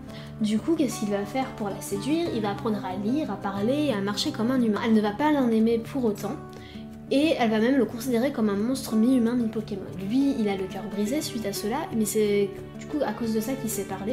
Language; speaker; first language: French; native; French